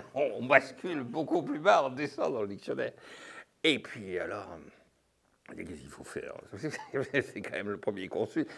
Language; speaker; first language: French; native; French